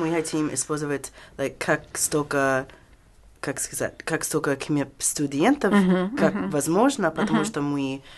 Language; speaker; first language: Russian; non-native, learner; English